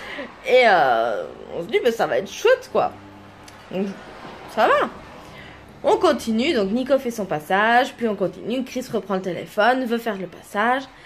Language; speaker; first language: French; native; French